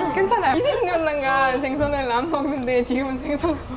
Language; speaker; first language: Korean; non-native, fluent; Estonian